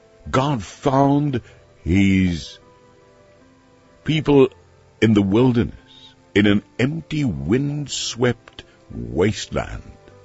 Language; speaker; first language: English; non-native, local second language; Afrikaans